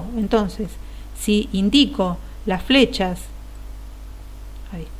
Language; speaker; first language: Spanish; native; Spanish